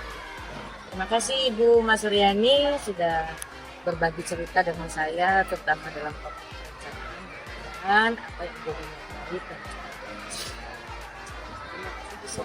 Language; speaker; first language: Indonesian; native; Indonesian